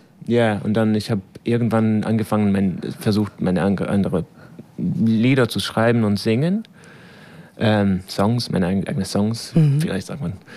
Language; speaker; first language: German; non-native, learner; English